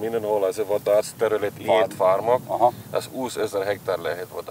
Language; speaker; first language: Hungarian; non-native, learner; Afrikaans